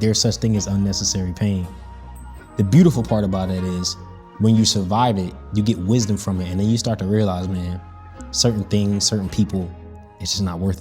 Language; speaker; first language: English; native; English